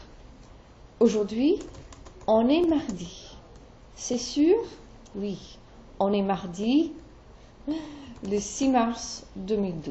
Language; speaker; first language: French; non-native, fluent; English